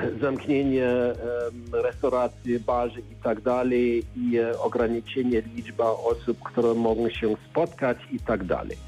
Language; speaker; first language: Polish; non-native, learner; German